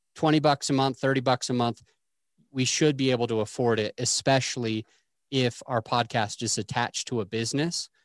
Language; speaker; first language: English; native; English